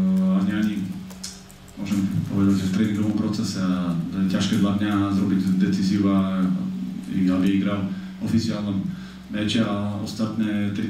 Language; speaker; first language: Polish; non-native, learner; Slovak